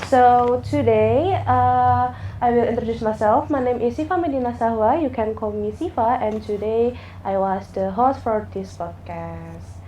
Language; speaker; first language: English; non-native, learner; Indonesian